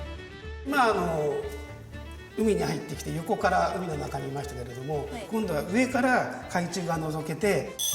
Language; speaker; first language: Japanese; native; Japanese